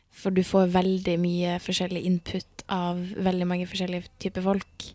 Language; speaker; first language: Norwegian; native; Norwegian